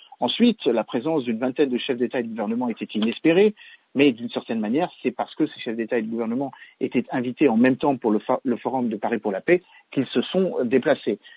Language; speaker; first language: French; native; French